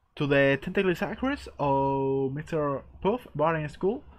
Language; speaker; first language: English; non-native, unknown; Spanish